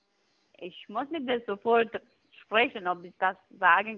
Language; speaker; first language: German; non-native, fluent; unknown